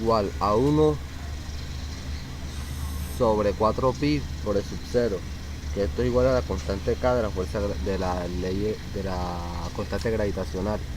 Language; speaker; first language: Spanish; native; Spanish